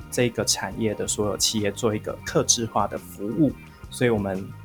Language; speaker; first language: Chinese; native; Chinese